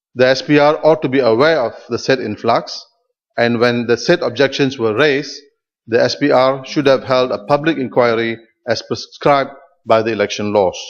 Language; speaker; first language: English; non-native, local second language; Malay